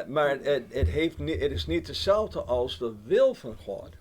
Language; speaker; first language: Dutch; non-native, fluent; English